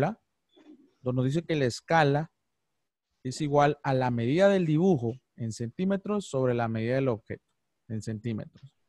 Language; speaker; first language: Spanish; native; Spanish